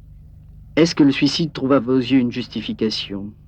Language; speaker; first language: French; native; French